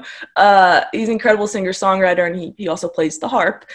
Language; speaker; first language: English; native; English